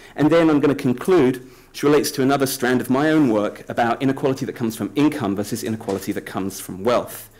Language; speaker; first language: English; native; English